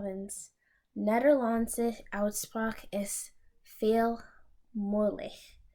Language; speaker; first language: Dutch; non-native, learner; English